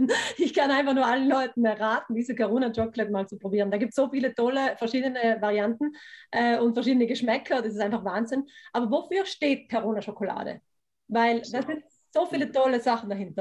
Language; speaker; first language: German; native; German